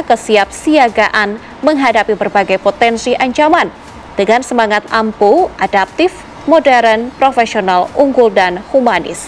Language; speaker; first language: Indonesian; native; Indonesian